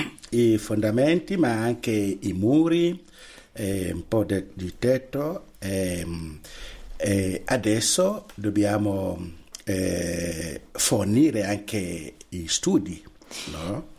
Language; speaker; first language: Italian; non-native, fluent; Nyanja